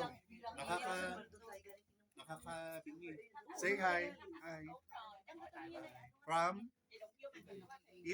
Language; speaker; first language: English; non-native, local second language; Filipino